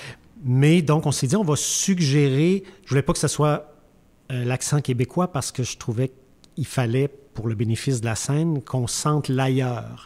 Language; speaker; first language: French; native; French